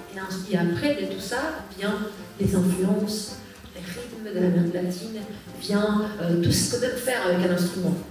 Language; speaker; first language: French; early bilingual, other home language; Spanish